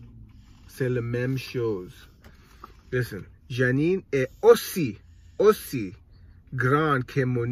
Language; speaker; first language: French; non-native, learner; English